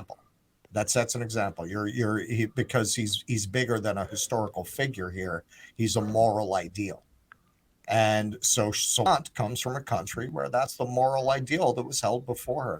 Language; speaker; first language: English; native; English